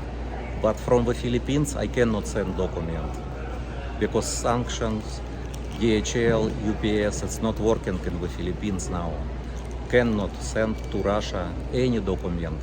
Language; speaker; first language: English; non-native, learner; Russian